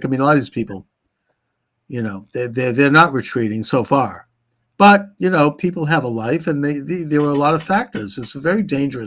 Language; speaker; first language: English; native; English